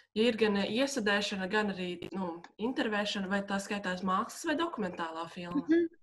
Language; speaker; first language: Latvian; native; Latvian